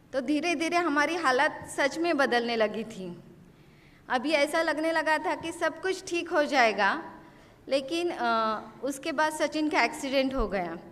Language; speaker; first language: Hindi; non-native, local second language; Marathi